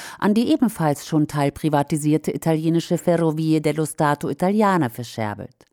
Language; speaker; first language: German; native; German